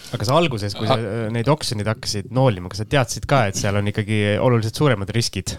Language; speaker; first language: Estonian; native; Estonian